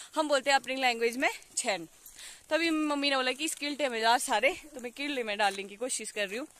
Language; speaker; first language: Hindi; native; Hindi